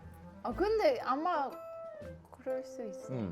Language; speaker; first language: Korean; non-native, learner; Dutch